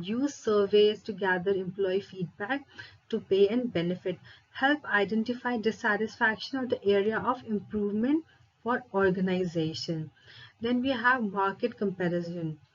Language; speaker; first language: English; non-native, local second language; Hindi